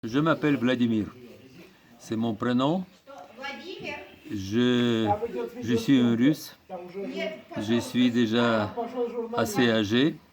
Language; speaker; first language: French; non-native, fluent; Russian